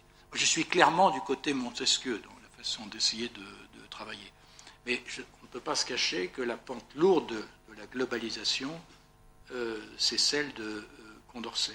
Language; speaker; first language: French; native; French